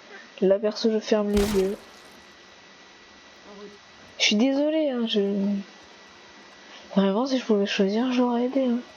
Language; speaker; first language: French; native; French